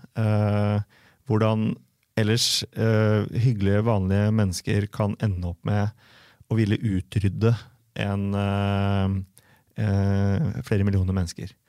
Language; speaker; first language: Norwegian; native; Norwegian